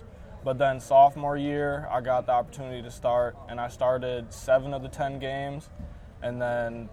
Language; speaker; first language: English; native; English